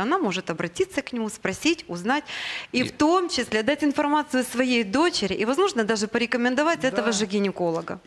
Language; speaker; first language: Russian; native; Russian